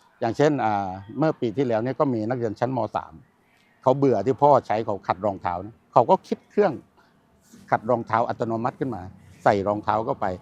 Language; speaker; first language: Thai; native; Thai